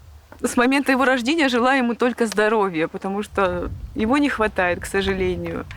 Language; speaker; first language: Russian; native; Russian